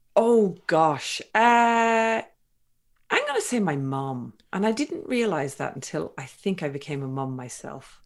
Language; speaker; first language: English; native; English